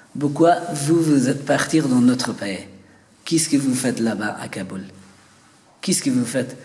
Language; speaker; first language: French; non-native, learner; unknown